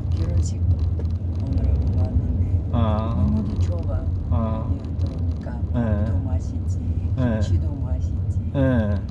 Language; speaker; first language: Korean; non-native, learner; Russian